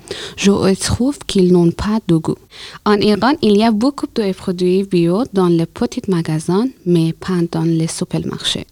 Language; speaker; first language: French; non-native, learner; Persian